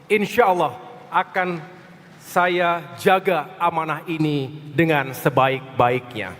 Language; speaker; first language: Indonesian; native; Indonesian